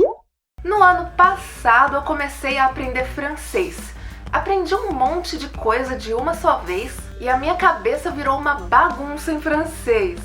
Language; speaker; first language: Portuguese; native; Portuguese